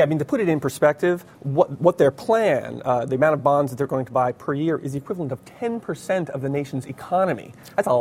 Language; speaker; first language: English; native; English